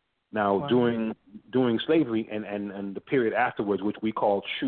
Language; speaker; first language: English; early bilingual, other home language; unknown